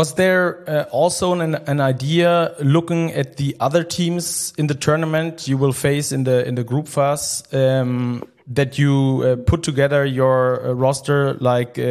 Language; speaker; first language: English; non-native, fluent; German